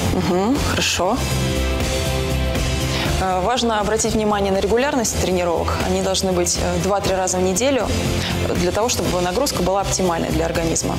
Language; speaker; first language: Russian; native; Russian